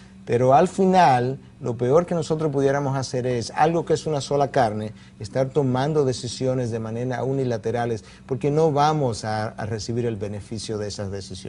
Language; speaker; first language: Spanish; native; Spanish